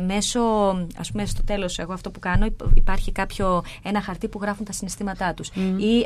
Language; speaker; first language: Greek; early bilingual, other home language; Albanian